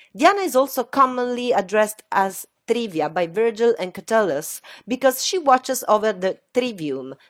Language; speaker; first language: English; non-native, fluent; Italian